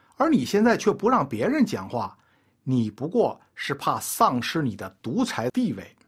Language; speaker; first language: Chinese; native; Chinese